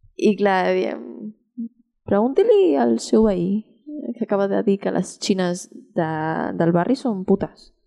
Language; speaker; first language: Catalan; early bilingual, other home language; Chinese